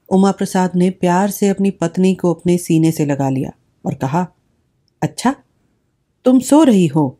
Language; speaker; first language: Hindi; native; Hindi